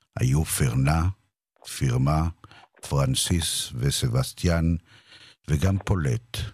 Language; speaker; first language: Hebrew; native; Hebrew